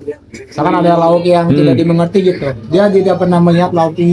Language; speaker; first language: Indonesian; native; Indonesian